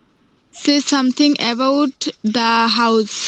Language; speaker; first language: English; non-native, learner; Bangla